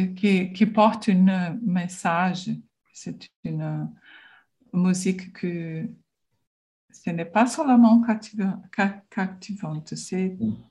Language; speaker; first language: French; non-native, learner; Portuguese